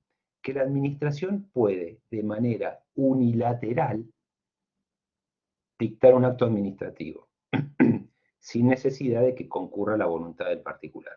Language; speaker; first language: Spanish; native; Spanish